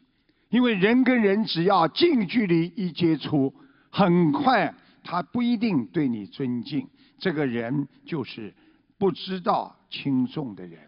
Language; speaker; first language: Chinese; native; Chinese